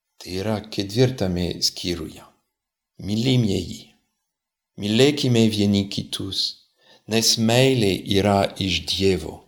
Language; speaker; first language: Lithuanian; non-native, fluent; French